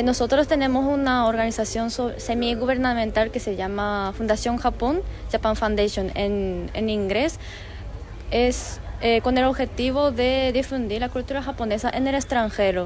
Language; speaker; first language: Spanish; non-native, fluent; Japanese